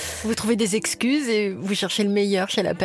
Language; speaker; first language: French; native; French